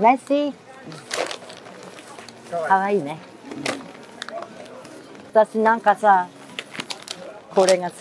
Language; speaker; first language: Japanese; native; Japanese